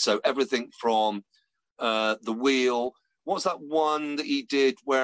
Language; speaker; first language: English; native; English